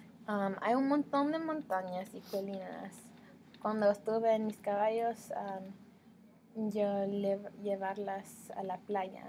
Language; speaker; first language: Spanish; non-native, learner; English